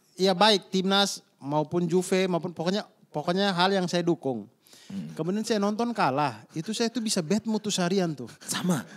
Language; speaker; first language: Indonesian; native; Indonesian